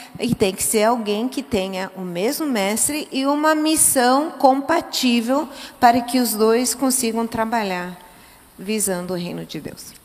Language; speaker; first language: Portuguese; early bilingual, other home language; English